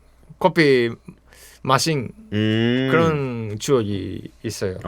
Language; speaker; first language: Korean; non-native, fluent; Japanese